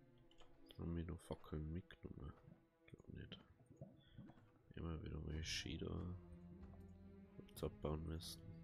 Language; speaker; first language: German; native; German